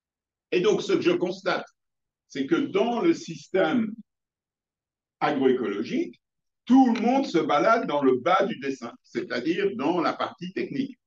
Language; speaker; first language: French; native; French